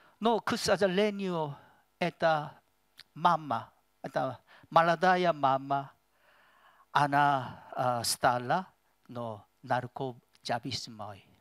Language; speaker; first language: Russian; non-native, learner; Korean